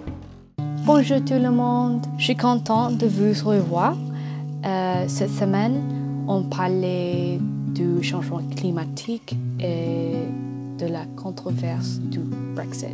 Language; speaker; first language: French; non-native, learner; English